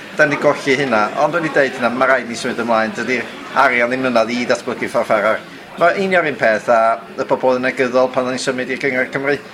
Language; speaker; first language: Welsh; native; Welsh